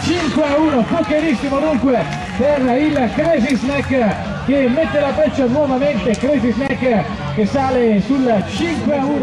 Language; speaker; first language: Italian; native; Italian